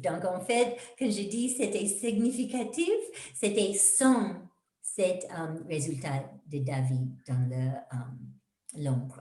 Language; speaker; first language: French; non-native, fluent; English